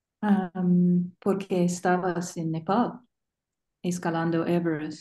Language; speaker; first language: Spanish; non-native, learner; English